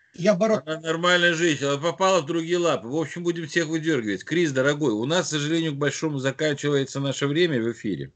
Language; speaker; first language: Russian; native; Russian